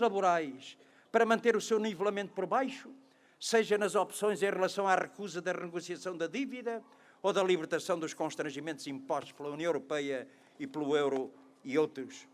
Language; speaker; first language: Portuguese; native; Portuguese